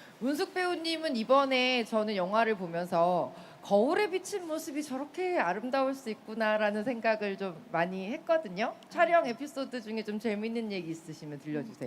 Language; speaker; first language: Korean; native; Korean